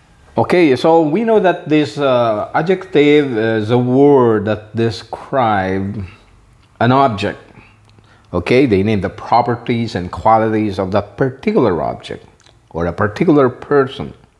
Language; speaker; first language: English; non-native, local second language; Filipino